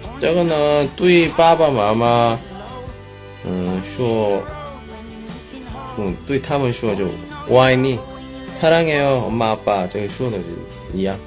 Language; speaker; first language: Chinese; non-native, learner; Korean